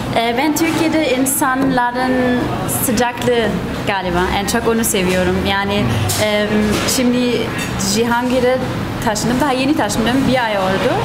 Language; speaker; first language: Turkish; non-native, fluent; German